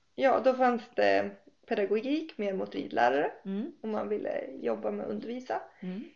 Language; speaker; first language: Swedish; native; Swedish